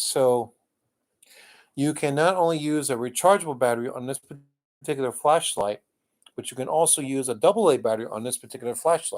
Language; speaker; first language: English; native; English